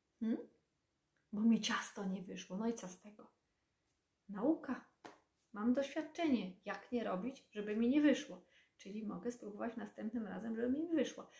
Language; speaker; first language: Polish; native; Polish